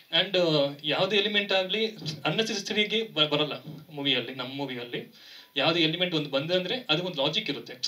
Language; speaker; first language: Kannada; non-native, local second language; Telugu